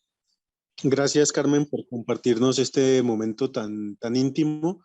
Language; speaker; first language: Spanish; native; Spanish